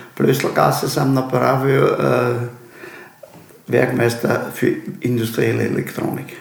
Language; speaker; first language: Croatian; native; Croatian